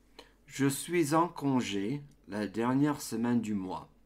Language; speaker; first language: French; non-native, fluent; English